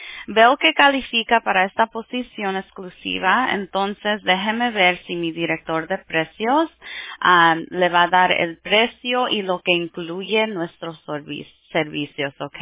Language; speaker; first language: Spanish; early bilingual, heritage; Spanish